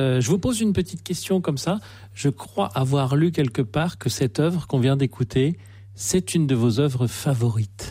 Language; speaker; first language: French; native; French